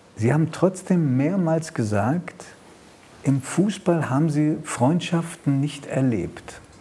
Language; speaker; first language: German; native; German